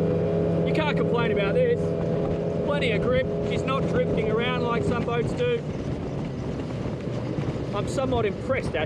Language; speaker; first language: English; native; English